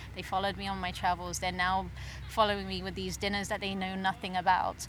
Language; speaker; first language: English; native; English